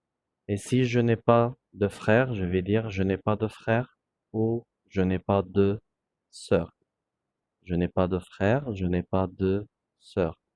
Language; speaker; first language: French; non-native, fluent; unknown